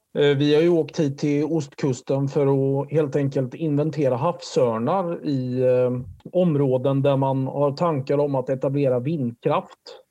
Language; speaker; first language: Swedish; native; Swedish